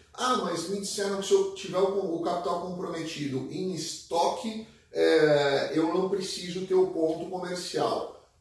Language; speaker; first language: Portuguese; native; Portuguese